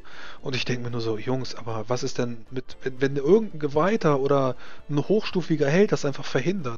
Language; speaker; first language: German; native; German